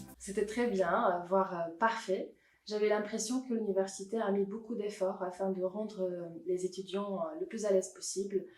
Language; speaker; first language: French; non-native, fluent; Arabic